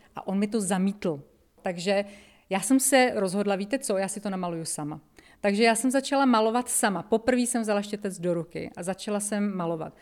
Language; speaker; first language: Czech; native; Czech